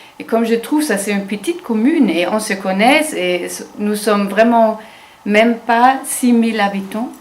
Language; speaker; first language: French; non-native, fluent; German